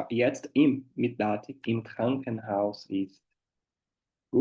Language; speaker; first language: German; non-native, fluent; Portuguese